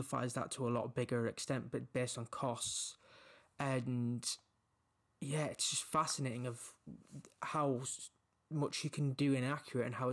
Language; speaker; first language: English; native; English